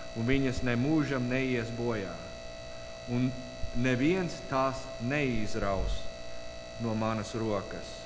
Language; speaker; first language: Latvian; non-native, learner; English